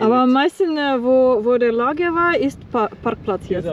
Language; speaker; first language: German; non-native, learner; Ukrainian